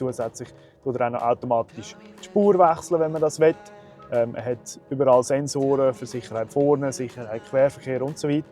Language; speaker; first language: German; native; German